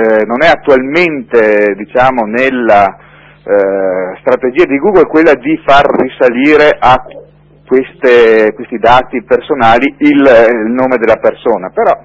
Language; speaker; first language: Italian; native; Italian